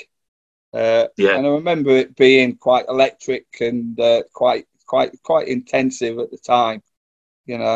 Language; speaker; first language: English; native; English